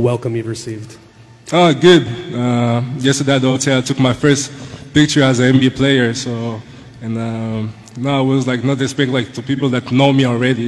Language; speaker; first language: English; non-native, fluent; French